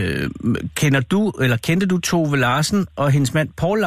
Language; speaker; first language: Danish; native; Danish